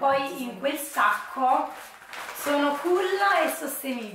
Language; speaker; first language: Italian; native; Italian